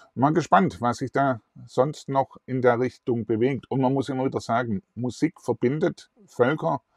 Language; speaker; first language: German; native; German